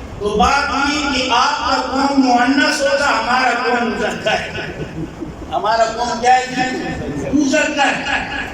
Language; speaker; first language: Urdu; non-native, local second language; Pashto